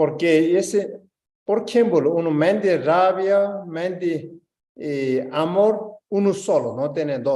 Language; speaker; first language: Spanish; non-native, learner; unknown